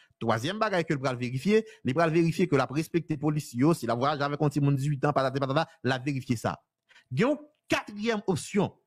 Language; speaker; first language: French; non-native, local second language; Haitian Creole